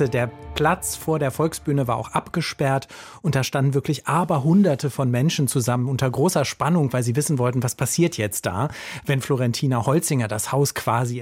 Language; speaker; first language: German; native; German